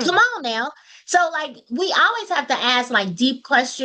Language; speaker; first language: English; native; English